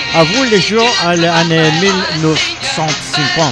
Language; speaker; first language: French; non-native, learner; English